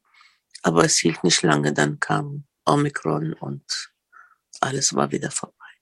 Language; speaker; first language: German; non-native, fluent; Arabic